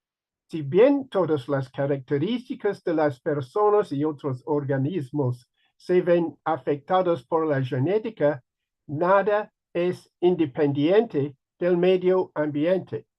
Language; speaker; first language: Spanish; non-native, learner; English